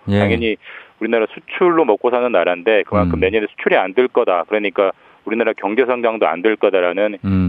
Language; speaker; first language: Korean; native; Korean